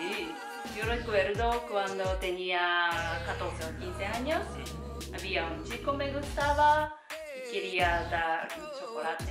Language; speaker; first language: Spanish; non-native, learner; Japanese